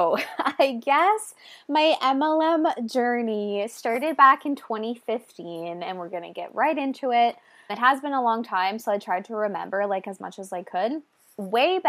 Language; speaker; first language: English; native; English